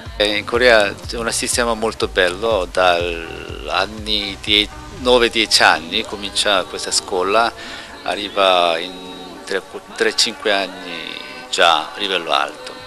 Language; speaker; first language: Italian; non-native, learner; Korean